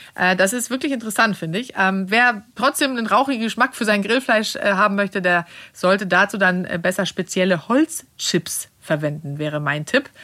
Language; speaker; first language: German; non-native, fluent; Swedish